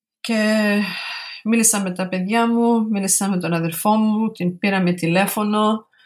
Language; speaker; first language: Greek; early bilingual, heritage; Greek